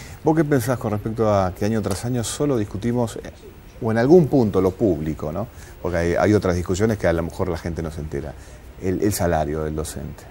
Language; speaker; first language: Spanish; native; Spanish